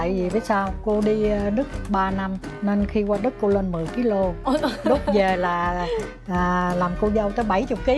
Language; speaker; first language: Vietnamese; native; Vietnamese